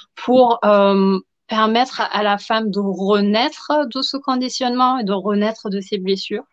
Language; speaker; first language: French; non-native, fluent; German